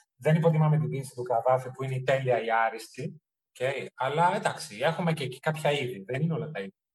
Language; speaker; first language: Greek; early bilingual, heritage; Greek